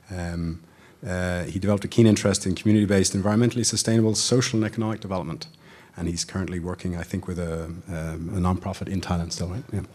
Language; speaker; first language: English; native; English